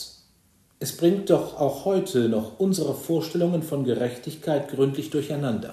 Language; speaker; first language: German; native; German